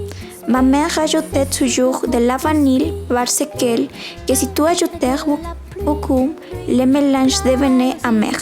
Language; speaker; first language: French; non-native, learner; Spanish